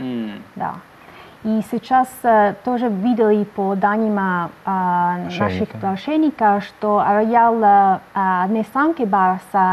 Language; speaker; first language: Russian; non-native, learner; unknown